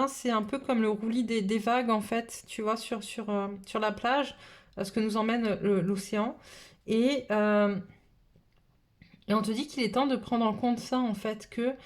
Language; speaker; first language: French; native; French